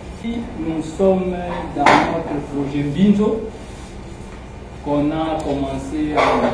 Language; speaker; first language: French; non-native, local second language; Kongo